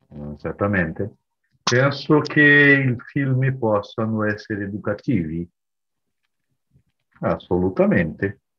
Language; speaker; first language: Italian; non-native, learner; Portuguese